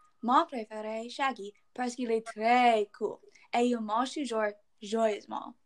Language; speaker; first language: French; non-native, learner; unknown